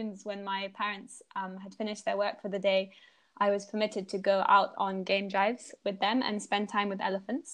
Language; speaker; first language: English; native; English